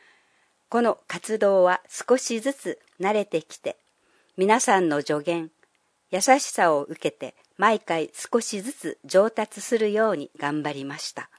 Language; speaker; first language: Japanese; non-native, fluent; English